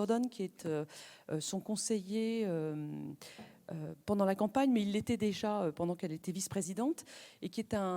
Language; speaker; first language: French; native; French